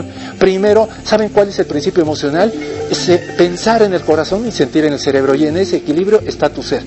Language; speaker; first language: Spanish; native; Spanish